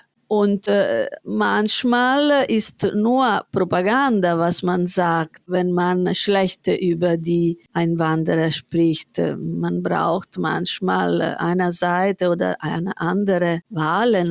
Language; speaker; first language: German; non-native, fluent; Italian